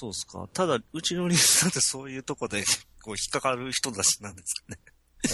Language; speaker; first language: Japanese; native; Japanese